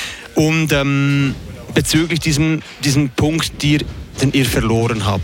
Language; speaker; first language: German; native; German